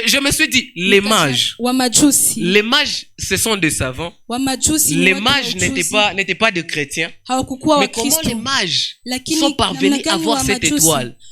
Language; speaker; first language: French; non-native, local second language; Swahili